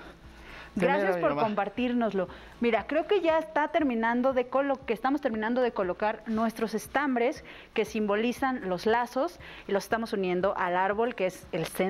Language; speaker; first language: Spanish; native; Spanish